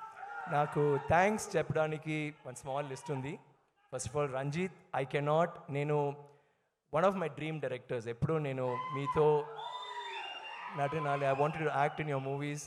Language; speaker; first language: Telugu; non-native, learner; Tamil